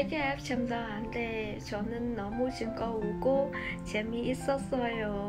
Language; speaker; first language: Korean; non-native, learner; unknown